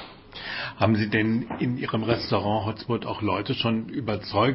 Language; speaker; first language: German; native; German